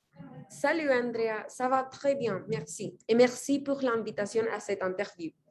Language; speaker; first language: French; non-native, fluent; Spanish